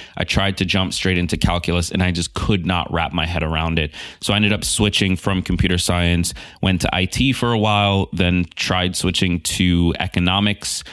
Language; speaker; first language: English; native; English